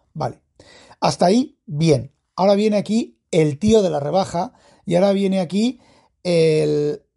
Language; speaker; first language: Spanish; native; Spanish